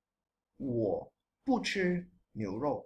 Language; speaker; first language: Chinese; non-native, fluent; Thai